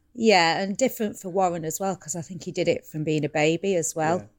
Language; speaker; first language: English; native; English